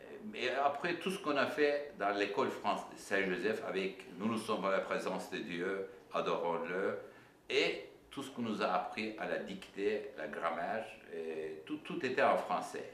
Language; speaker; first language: French; non-native, fluent; Turkish